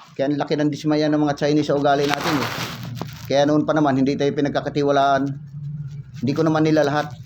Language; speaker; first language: Filipino; native; Filipino